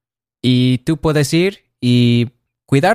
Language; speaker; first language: Spanish; non-native, fluent; English